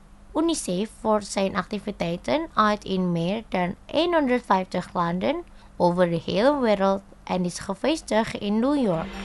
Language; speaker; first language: Dutch; non-native, fluent; Indonesian